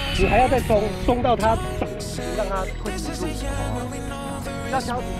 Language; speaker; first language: Chinese; native; Chinese